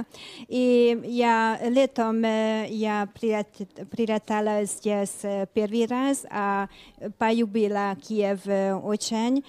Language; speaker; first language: Russian; non-native, fluent; English